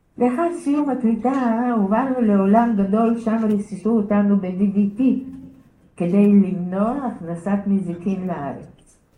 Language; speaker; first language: Hebrew; early bilingual, other home language; Bulgarian